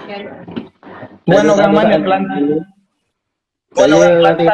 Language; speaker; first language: Malay; native; Malay